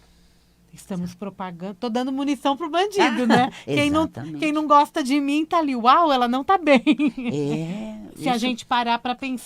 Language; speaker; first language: Portuguese; native; Portuguese